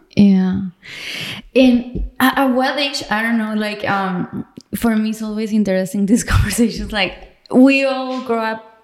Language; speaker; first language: English; non-native, fluent; Spanish